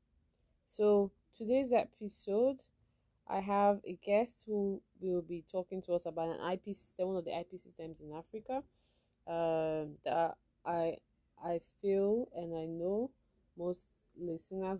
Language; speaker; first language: English; non-native, local second language; Igbo